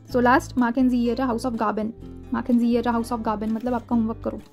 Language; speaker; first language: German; non-native, fluent; Hindi